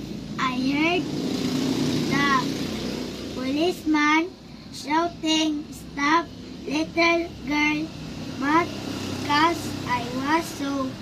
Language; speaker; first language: English; non-native, learner; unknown